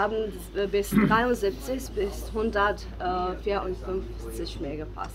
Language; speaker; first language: German; non-native, learner; Bosnian